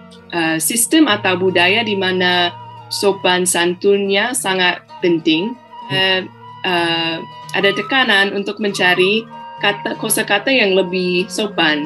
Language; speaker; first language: Indonesian; non-native, fluent; English